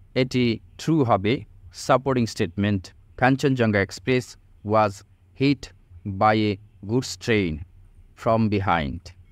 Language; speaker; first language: English; non-native, local second language; Bangla